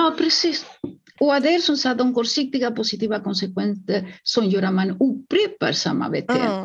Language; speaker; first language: Swedish; non-native, fluent; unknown